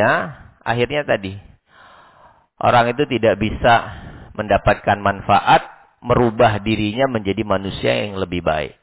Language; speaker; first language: Indonesian; native; Indonesian